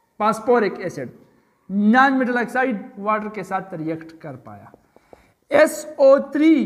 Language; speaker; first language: Urdu; non-native, local second language; Pashto